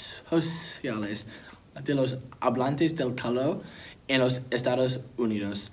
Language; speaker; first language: Spanish; non-native, learner; English